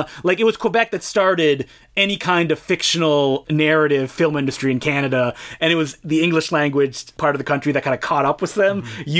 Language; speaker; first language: English; non-native, fluent; French